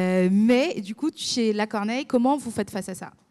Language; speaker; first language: French; native; French